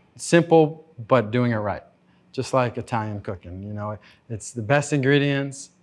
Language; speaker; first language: English; native; English